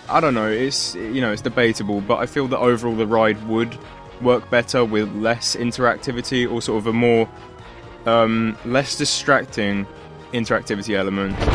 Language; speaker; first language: English; native; English